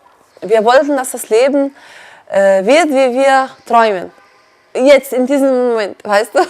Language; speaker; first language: German; non-native, learner; Arabic